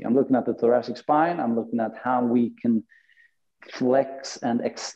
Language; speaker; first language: English; non-native, fluent; Swedish